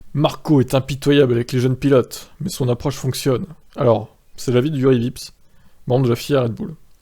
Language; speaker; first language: French; native; French